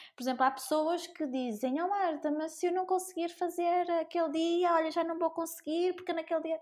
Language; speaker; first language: Portuguese; early bilingual, other home language; Spanish